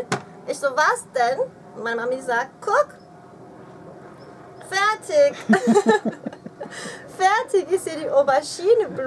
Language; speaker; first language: German; early bilingual, other home language; Thai